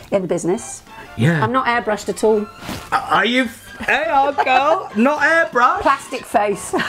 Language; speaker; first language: English; native; English